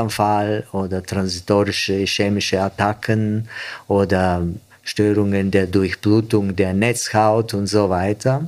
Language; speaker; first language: German; non-native, fluent; Bulgarian